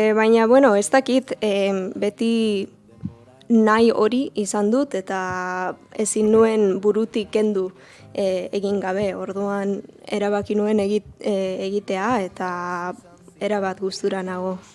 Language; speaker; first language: Basque; non-native, learner; English